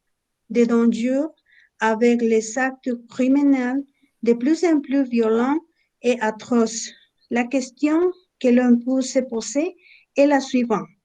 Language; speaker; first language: French; non-native, learner; Spanish